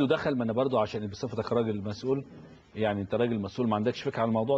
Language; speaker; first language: Arabic; native; Arabic